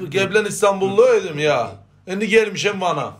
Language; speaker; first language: Turkish; non-native, learner; Azerbaijani